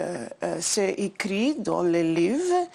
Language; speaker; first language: French; non-native, learner; English